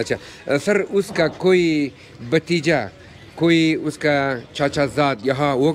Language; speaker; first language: Hindi; non-native, local second language; Persian